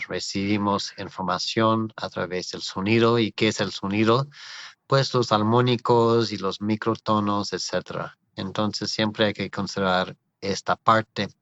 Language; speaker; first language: Spanish; non-native, fluent; English